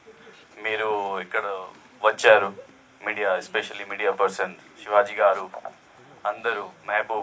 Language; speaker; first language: Telugu; non-native, learner; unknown